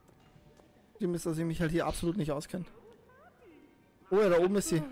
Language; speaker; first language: German; native; German